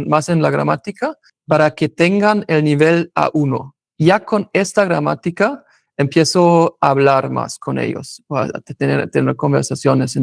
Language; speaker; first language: Spanish; non-native, fluent; German